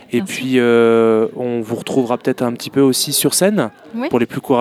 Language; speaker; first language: French; native; French